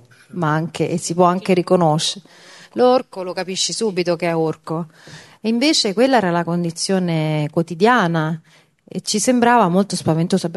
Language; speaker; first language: Italian; native; Italian